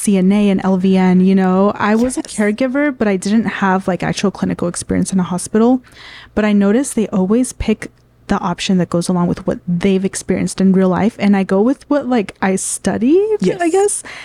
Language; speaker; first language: English; early bilingual, other home language; Spanish